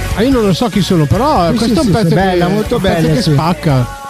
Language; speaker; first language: Italian; native; Italian